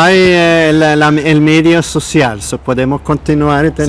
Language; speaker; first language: Spanish; non-native, learner; Swedish